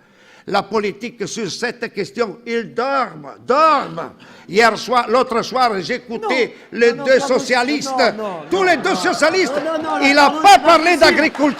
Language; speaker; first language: French; non-native, fluent; Italian